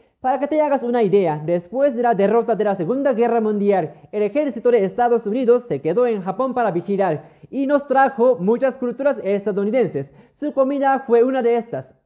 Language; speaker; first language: Spanish; non-native, fluent; Japanese